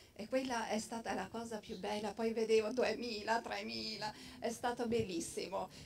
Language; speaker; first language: Italian; non-native, fluent; Albanian